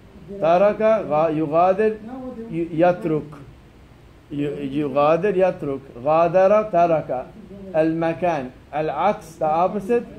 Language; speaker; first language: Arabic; non-native, fluent; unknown